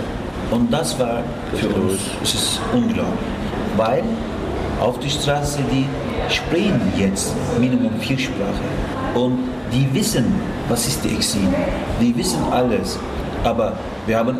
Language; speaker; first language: German; non-native, learner; Turkish